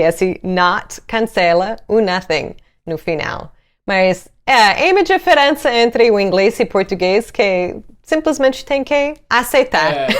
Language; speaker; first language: Portuguese; non-native, fluent; English